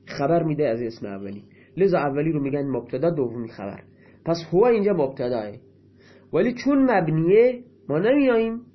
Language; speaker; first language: Persian; non-native, local second language; Baluchi